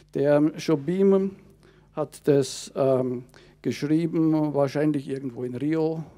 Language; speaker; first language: German; native; German